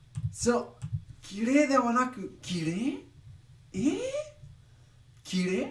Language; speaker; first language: Japanese; non-native, learner; English